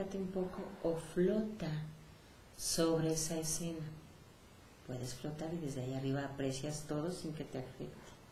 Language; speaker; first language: Spanish; native; Spanish